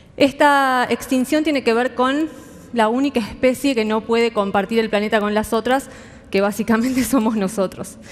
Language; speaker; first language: Spanish; native; Spanish